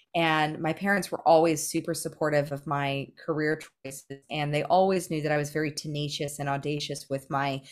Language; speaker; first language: English; native; English